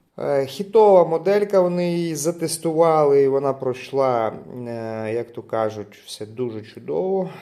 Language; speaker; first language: Ukrainian; non-native, local second language; Russian